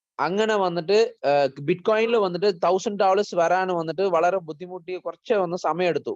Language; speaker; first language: Malayalam; early bilingual, heritage; Malayalam